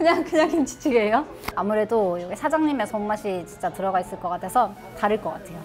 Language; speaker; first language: Korean; non-native, fluent; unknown